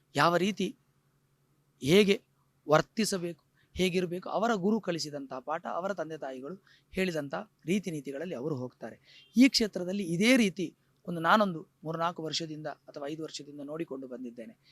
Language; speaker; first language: Kannada; non-native, local second language; Tulu